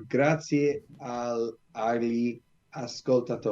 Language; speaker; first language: Italian; non-native, learner; English